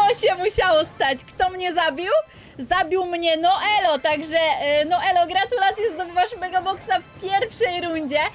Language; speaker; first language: Polish; native; Polish